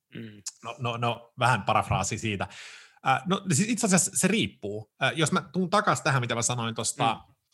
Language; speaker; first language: Finnish; early bilingual, heritage; Finnish